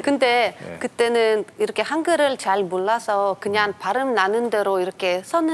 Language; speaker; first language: Korean; non-native, fluent; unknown